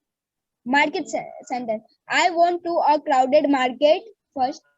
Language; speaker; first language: English; non-native, learner; Hindi